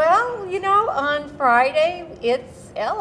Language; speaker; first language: English; native; English